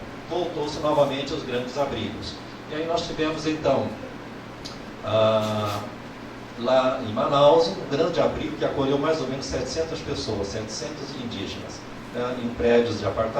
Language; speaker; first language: Portuguese; native; Portuguese